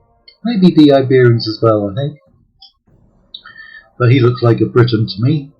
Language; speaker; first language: English; native; English